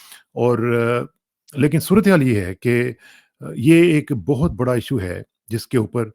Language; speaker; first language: Urdu; native; Urdu